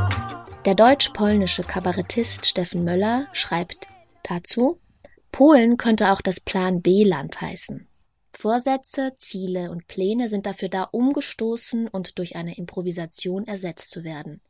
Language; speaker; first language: German; native; German